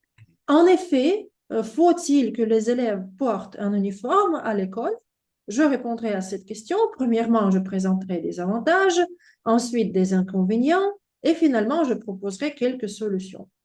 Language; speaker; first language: French; non-native, fluent; Russian